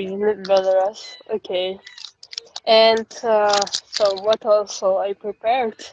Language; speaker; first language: English; non-native, fluent; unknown